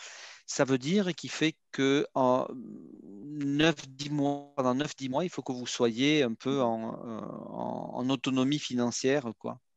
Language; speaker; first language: French; native; French